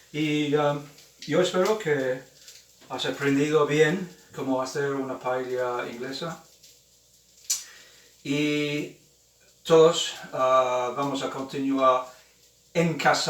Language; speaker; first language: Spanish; non-native, fluent; English